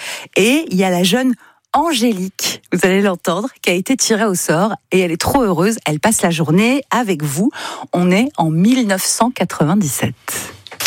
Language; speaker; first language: French; native; French